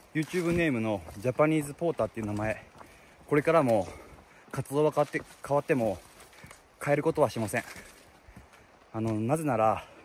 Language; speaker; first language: Japanese; native; Japanese